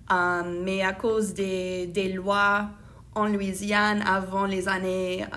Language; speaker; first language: French; non-native, fluent; English